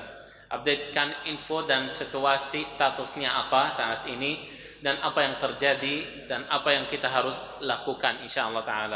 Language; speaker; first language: Indonesian; non-native, fluent; Arabic